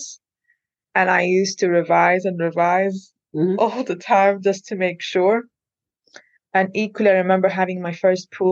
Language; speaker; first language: English; non-native, fluent; Maltese